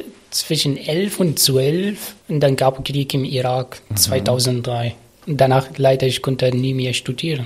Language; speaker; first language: German; non-native, learner; Arabic